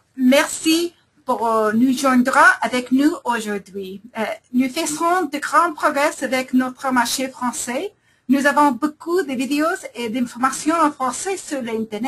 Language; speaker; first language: French; non-native, learner; English